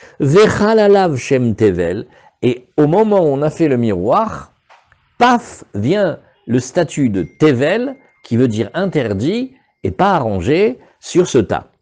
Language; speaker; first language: French; native; French